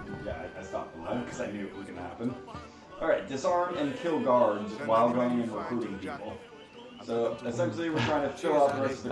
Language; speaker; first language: English; native; English